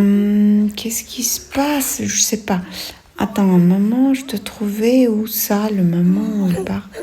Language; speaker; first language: French; non-native, fluent; Russian